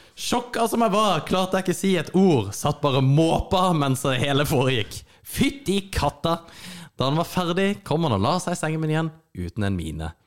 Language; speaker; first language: Norwegian; native; Norwegian